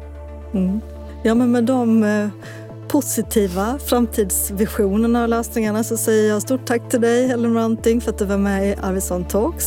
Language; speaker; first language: Swedish; native; Swedish